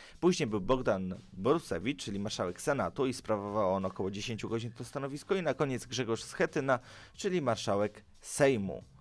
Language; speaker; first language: Polish; native; Polish